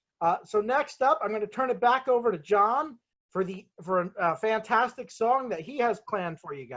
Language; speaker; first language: English; native; English